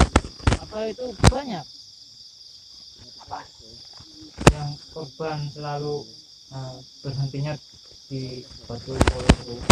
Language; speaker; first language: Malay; non-native, local second language; Javanese